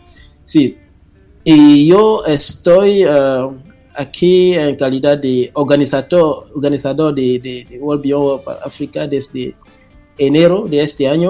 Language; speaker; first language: Spanish; non-native, fluent; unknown